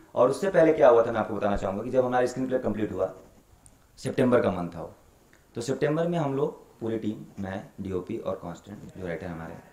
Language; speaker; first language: Hindi; native; Hindi